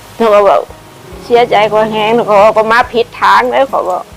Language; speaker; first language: Lao; non-native, learner; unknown